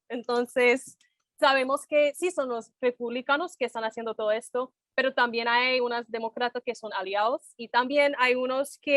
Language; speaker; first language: Spanish; non-native, fluent; English